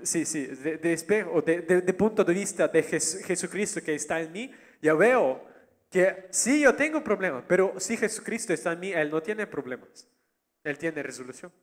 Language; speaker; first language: Spanish; non-native, learner; Russian